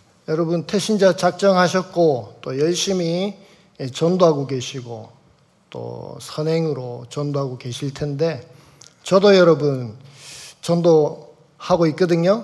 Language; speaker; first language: Korean; native; Korean